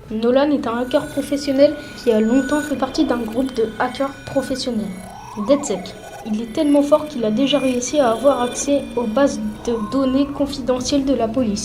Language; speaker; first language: French; native; French